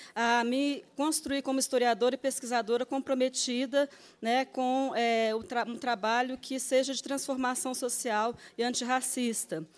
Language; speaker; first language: Portuguese; native; Portuguese